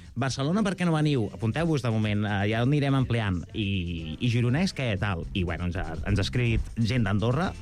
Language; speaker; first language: Catalan; native; Catalan